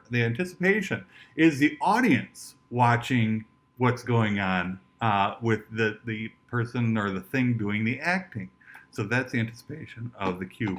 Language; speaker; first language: English; native; English